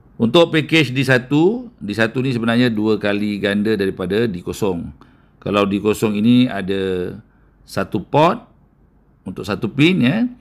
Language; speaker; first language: Malay; native; Malay